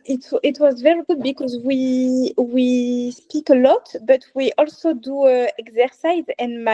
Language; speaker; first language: English; non-native, learner; French